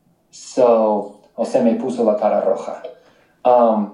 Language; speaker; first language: Spanish; non-native, fluent; English